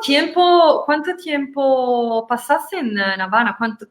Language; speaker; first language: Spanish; non-native, learner; Italian